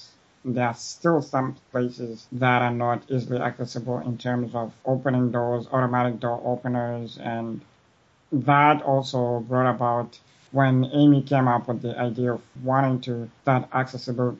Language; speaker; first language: English; non-native, local second language; Shona